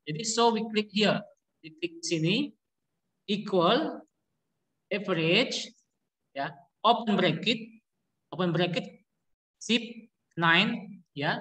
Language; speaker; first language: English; non-native, learner; Indonesian